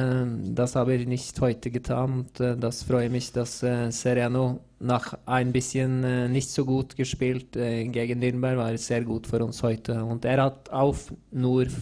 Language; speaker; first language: German; non-native, learner; Norwegian